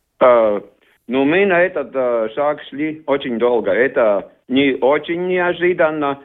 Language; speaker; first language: Russian; non-native, learner; Latvian